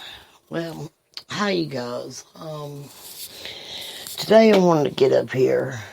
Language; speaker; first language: English; native; English